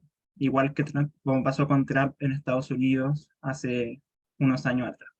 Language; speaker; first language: Spanish; native; Spanish